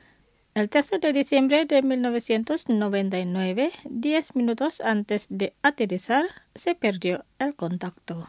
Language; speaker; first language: Spanish; non-native, fluent; Indonesian